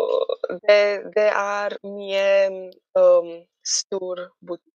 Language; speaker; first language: Norwegian; non-native, learner; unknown